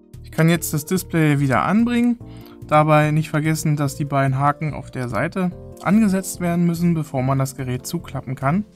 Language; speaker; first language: German; native; German